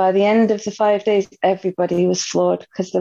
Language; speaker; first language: English; native; English